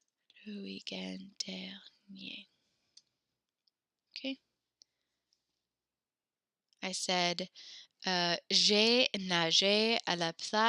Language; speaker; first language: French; non-native, fluent; English